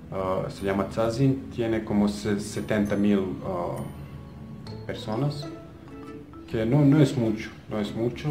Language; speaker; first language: Spanish; non-native, fluent; Bosnian